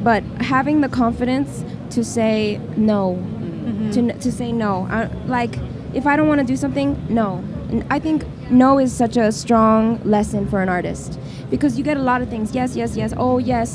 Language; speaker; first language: English; early bilingual, other home language; Spanish